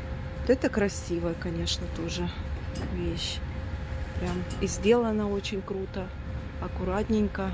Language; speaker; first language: Russian; native; Russian